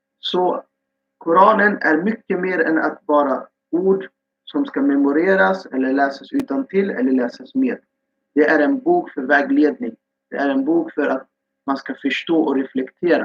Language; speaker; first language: Swedish; non-native, fluent; Urdu